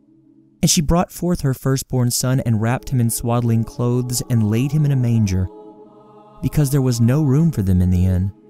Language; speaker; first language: English; native; English